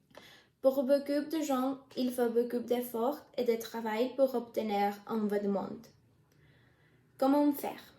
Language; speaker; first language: French; non-native, learner; Spanish